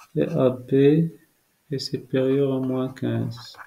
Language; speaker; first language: French; non-native, local second language; Arabic